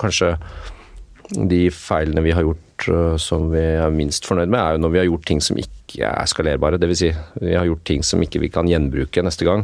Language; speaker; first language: Norwegian; native; Norwegian